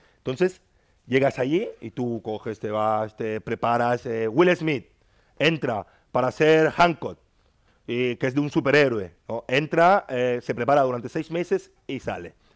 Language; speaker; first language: Spanish; native; Spanish